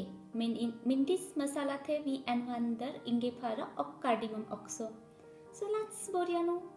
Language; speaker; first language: Swedish; non-native, learner; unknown